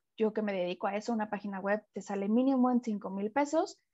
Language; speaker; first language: Spanish; native; Spanish